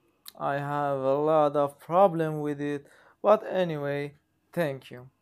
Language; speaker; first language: English; non-native, learner; Persian